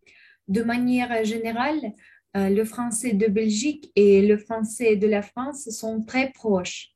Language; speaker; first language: French; non-native, fluent; Russian